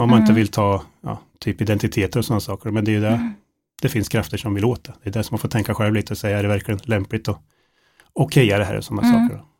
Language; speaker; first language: Swedish; native; Swedish